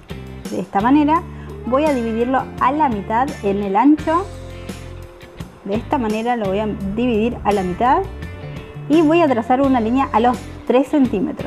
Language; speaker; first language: Spanish; native; Spanish